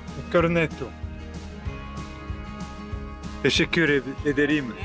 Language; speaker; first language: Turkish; non-native, learner; Russian